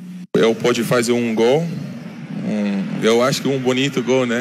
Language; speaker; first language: Portuguese; non-native, learner; Turkish